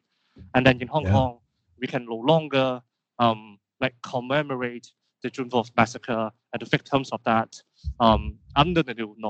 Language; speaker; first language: English; non-native, local second language; Cantonese